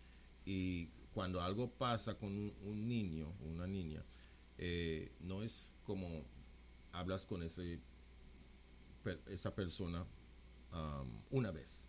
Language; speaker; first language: Spanish; non-native, local second language; English